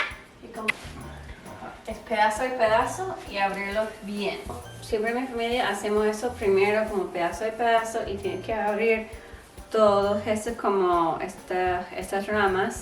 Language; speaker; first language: Spanish; non-native, learner; English